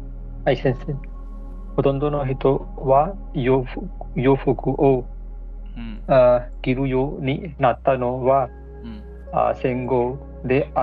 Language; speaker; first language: Japanese; non-native, learner; Hindi